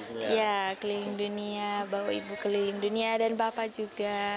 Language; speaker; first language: Indonesian; early bilingual, heritage; Indonesian